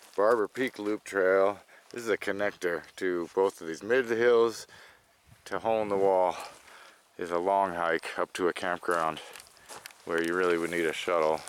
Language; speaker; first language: English; native; English